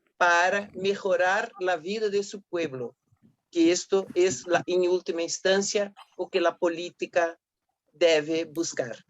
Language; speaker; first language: Spanish; non-native, fluent; Portuguese